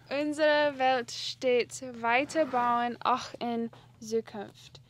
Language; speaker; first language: German; non-native, learner; English